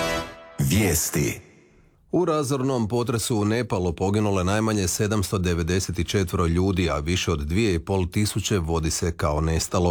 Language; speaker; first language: Serbian; native; Serbian